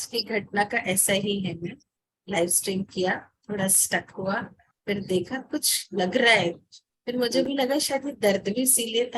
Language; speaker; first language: Hindi; native; Hindi